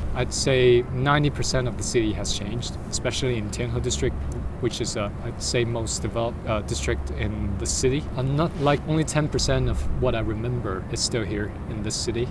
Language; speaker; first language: English; non-native, fluent; Chinese